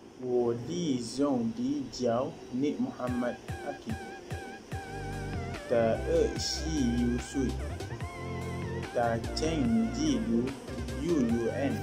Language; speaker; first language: Chinese; non-native, learner; Malay